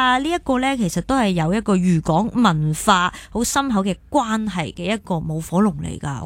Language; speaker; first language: Cantonese; native; Cantonese